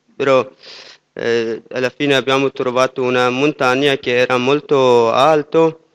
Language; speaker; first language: Italian; non-native, fluent; Persian